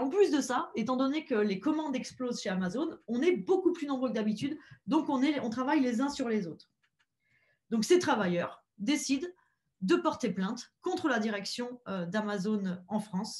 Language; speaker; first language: French; native; French